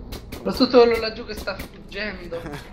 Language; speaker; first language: Italian; native; Italian